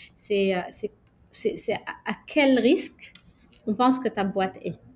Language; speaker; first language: French; non-native, local second language; Arabic